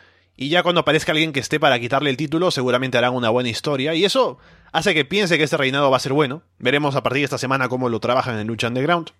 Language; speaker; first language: Spanish; native; Spanish